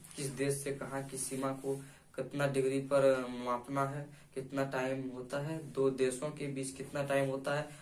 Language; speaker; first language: Hindi; native; Hindi